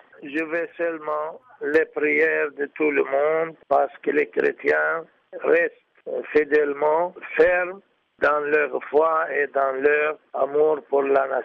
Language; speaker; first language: French; non-native, learner; Arabic